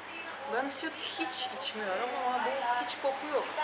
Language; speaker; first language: Turkish; non-native, learner; Russian